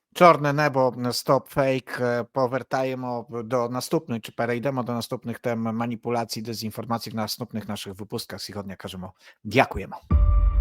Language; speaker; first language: Polish; non-native, learner; Ukrainian